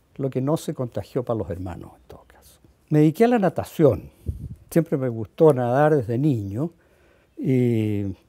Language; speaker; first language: Spanish; native; Spanish